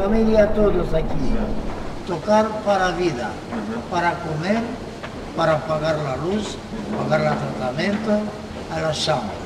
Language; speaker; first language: Spanish; non-native, learner; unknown